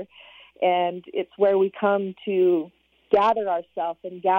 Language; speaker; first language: English; native; English